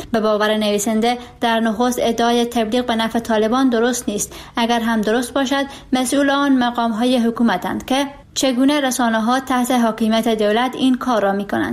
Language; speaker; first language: Persian; native; Persian